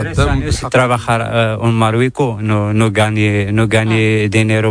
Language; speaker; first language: Spanish; non-native, learner; Arabic